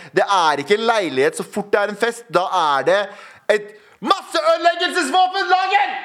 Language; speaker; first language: Norwegian; early bilingual, other home language; Kurdish